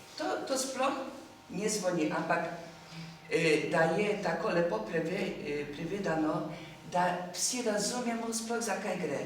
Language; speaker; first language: Slovenian; non-native, learner; Polish